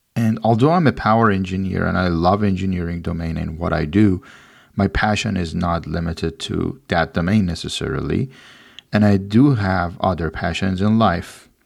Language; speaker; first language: English; non-native, fluent; Persian